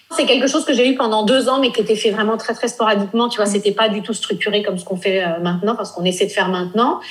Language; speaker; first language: French; native; French